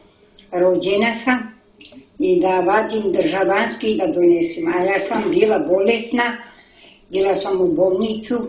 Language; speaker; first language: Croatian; non-native, local second language; Romany